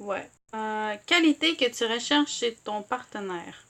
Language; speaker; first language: French; native; French